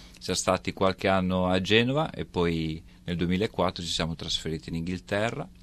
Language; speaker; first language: Italian; native; Italian